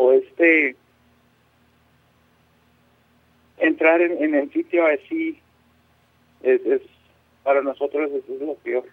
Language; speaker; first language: Spanish; non-native, local second language; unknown